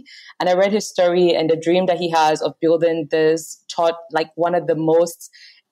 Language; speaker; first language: English; non-native, local second language; Hausa